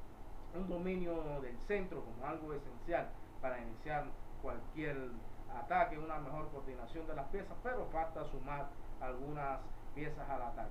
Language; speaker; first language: Spanish; native; Spanish